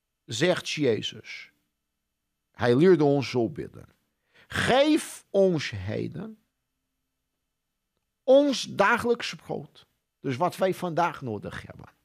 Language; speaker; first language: Dutch; non-native, fluent; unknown